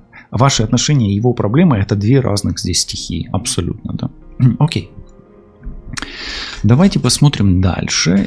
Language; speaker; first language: Russian; non-native, local second language; Ukrainian